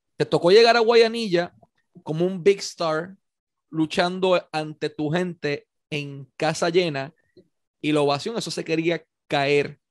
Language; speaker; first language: Spanish; native; Spanish